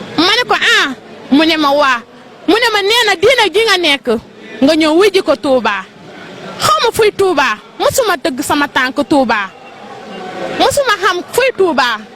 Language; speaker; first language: Wolof; non-native, local second language; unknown